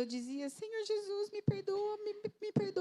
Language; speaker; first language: Portuguese; native; Portuguese